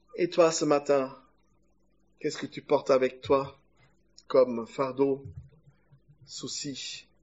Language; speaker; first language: French; non-native, fluent; German